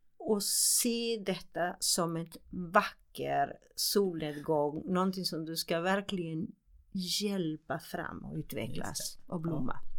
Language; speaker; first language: Swedish; non-native, fluent; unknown